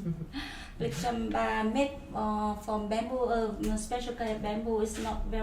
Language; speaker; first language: English; non-native, learner; Vietnamese